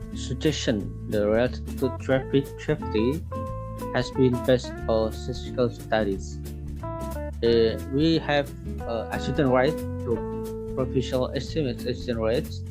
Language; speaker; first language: English; non-native, learner; Indonesian